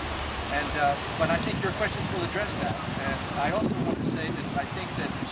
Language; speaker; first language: English; native; English